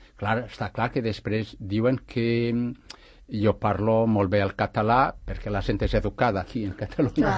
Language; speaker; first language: Catalan; non-native, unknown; Portuguese